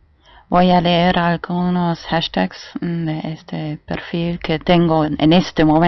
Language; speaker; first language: Spanish; non-native, fluent; German